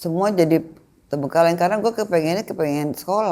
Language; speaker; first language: Indonesian; native; Indonesian